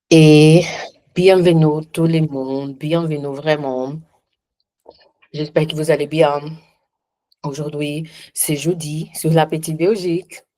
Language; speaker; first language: French; non-native, learner; Portuguese